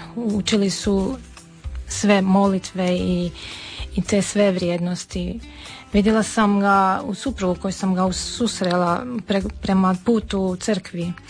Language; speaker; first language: Serbian; non-native, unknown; Armenian